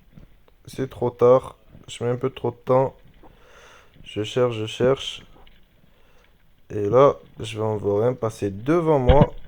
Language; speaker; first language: French; native; French